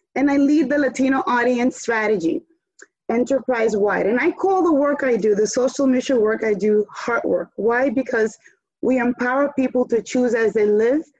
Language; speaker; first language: English; early bilingual, other home language; Spanish